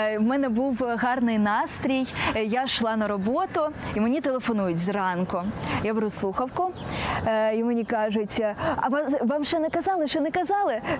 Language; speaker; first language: Ukrainian; non-native, local second language; Russian